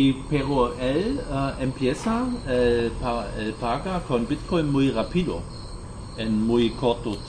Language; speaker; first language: Spanish; non-native, learner; German